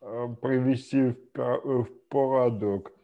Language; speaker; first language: Russian; non-native, local second language; Latvian